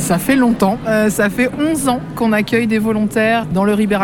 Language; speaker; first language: French; native; French